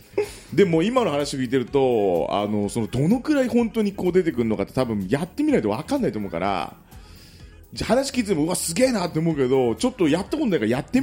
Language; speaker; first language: Japanese; native; Japanese